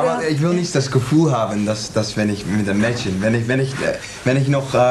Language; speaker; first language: German; non-native, learner; Dutch